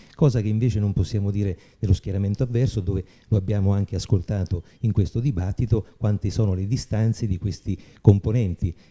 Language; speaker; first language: Italian; native; Italian